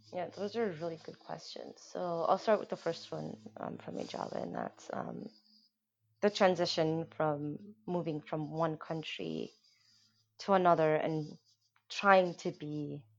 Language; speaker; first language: English; non-native, local second language; Somali